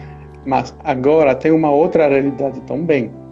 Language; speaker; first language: Portuguese; non-native, fluent; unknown